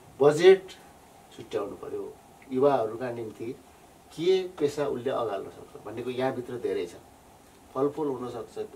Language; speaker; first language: Nepali; native; Nepali